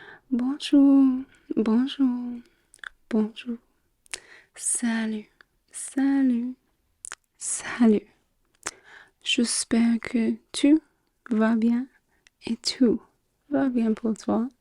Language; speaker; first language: French; non-native, fluent; English